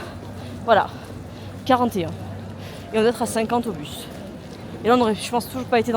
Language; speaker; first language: French; native; French